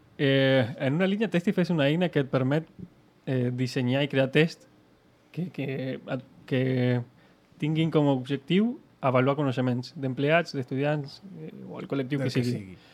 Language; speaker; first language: Catalan; non-native, local second language; Spanish